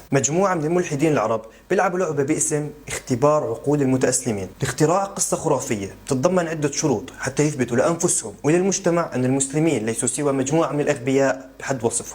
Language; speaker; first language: Arabic; native; Arabic